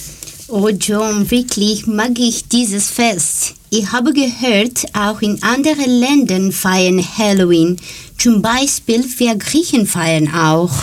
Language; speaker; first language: German; non-native, learner; Greek